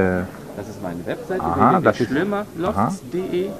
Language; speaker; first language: German; native; German